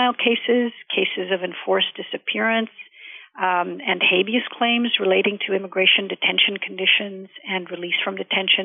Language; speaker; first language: English; non-native, local second language; Urdu